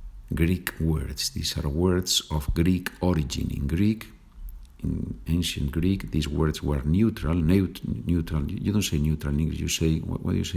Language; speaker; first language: English; non-native, fluent; Spanish